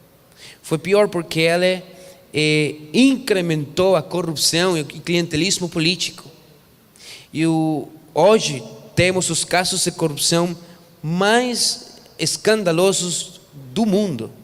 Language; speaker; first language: Portuguese; non-native, fluent; Spanish